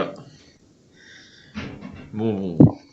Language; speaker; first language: French; native; French